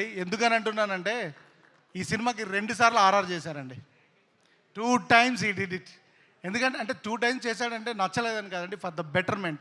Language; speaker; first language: Telugu; native; Telugu